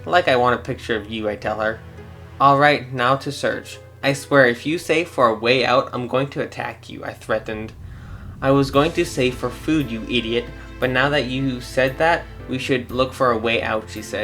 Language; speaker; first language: English; native; English